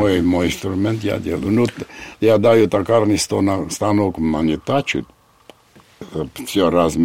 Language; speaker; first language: Russian; non-native, fluent; Armenian